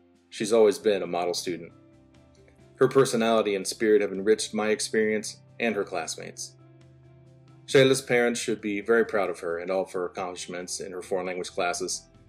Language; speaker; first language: English; native; English